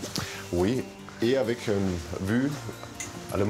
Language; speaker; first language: French; non-native, fluent; German